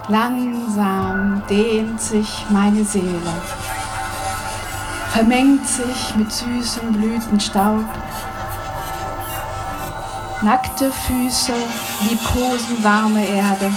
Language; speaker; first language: German; native; German